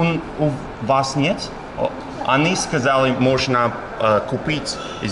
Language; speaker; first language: Russian; non-native, learner; English